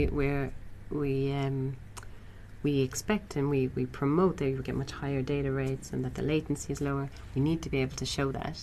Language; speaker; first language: English; native; English